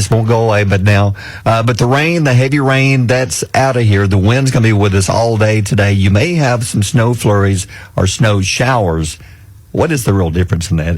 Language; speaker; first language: English; native; English